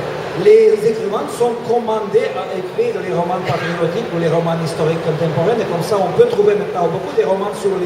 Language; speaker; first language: French; non-native, fluent; Russian